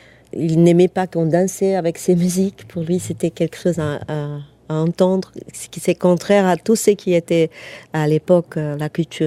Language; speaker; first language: French; non-native, fluent; Portuguese